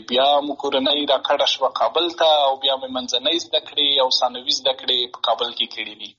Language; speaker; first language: Pashto; native; Pashto